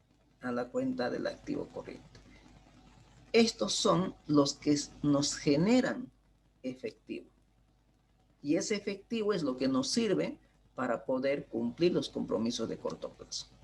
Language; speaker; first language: Spanish; native; Spanish